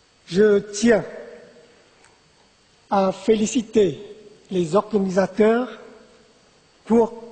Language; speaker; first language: French; non-native, fluent; Vietnamese